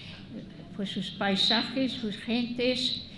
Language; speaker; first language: Spanish; non-native, fluent; English